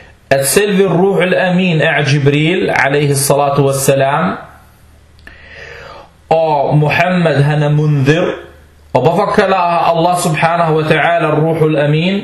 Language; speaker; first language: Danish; non-native, fluent; Arabic